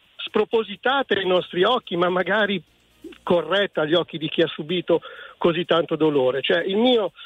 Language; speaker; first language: Italian; native; Italian